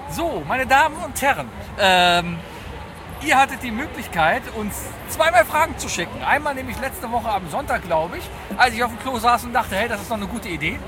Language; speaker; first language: German; native; German